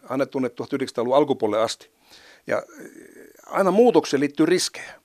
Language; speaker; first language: Finnish; native; Finnish